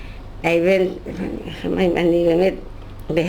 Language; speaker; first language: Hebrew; non-native, fluent; Dutch